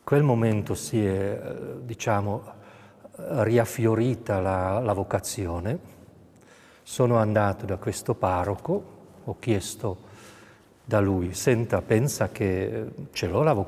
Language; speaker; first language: Italian; non-native, fluent; Czech